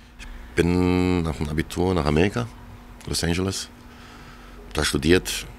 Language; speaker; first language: German; early bilingual, other home language; Croatian